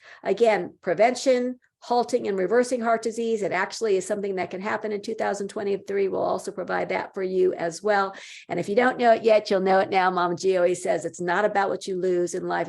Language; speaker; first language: English; native; English